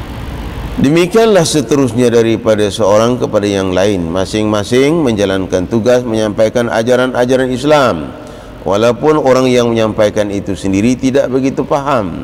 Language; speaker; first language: Malay; native; Malay